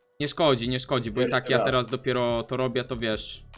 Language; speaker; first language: Polish; native; Polish